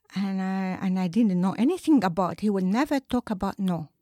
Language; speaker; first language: English; non-native, fluent; Arabic